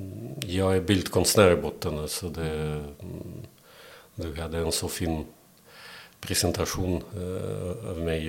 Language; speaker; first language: Swedish; non-native, fluent; Belarusian